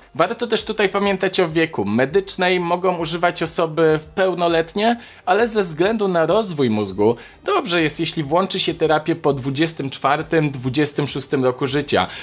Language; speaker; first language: Polish; native; Polish